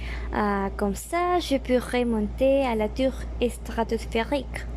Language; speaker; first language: French; non-native, learner; Spanish